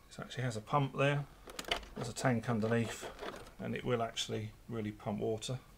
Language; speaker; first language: English; native; English